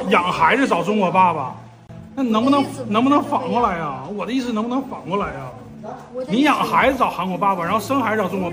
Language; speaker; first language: Chinese; native; Chinese